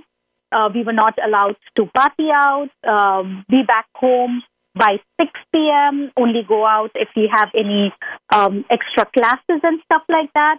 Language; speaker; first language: English; non-native, local second language; Hindi